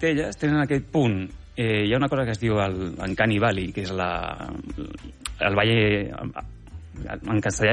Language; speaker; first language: Catalan; native; Catalan